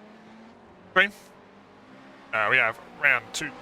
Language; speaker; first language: English; native; English